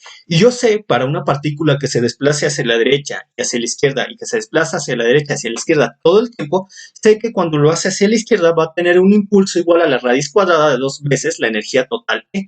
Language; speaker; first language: Spanish; native; Spanish